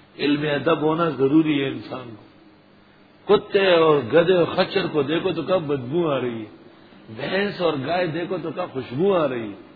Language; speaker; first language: Urdu; non-native, local second language; Pashto